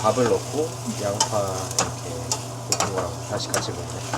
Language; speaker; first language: Korean; native; Korean